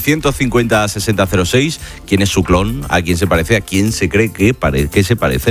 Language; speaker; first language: Spanish; native; Spanish